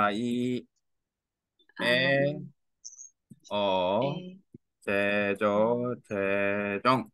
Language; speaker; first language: Vietnamese; non-native, learner; Korean